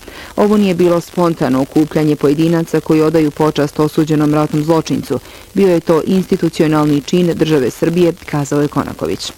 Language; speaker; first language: Bosnian; native; Bosnian